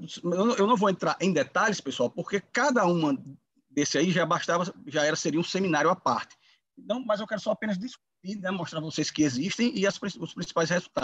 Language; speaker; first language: Portuguese; native; Portuguese